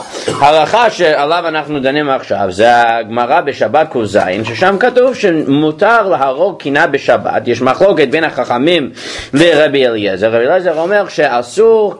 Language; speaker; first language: Hebrew; non-native, fluent; English